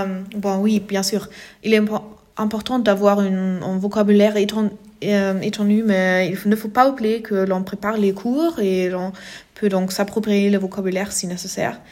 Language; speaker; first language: French; non-native, fluent; German